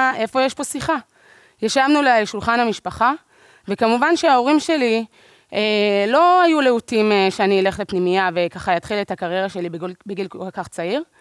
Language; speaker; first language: Hebrew; native; Hebrew